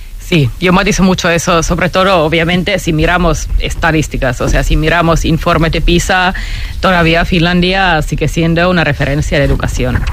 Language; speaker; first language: Spanish; non-native, fluent; Finnish